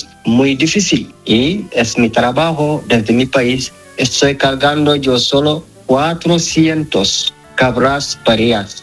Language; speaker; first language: Spanish; non-native, learner; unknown